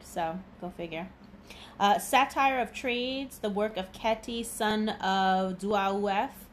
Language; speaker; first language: English; native; English